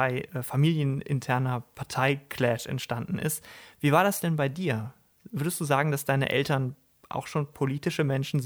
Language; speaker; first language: German; native; German